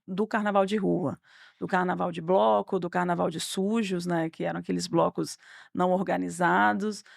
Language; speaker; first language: Portuguese; native; Portuguese